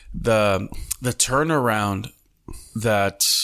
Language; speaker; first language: English; early bilingual, other home language; Spanish